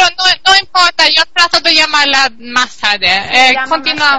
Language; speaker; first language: Spanish; non-native, learner; Swedish